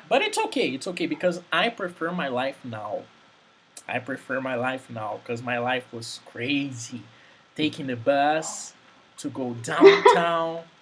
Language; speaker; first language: English; non-native, fluent; Portuguese